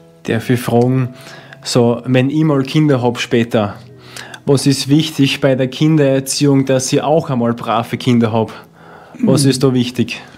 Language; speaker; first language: German; native; German